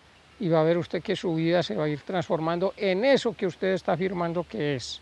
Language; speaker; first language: Spanish; native; Spanish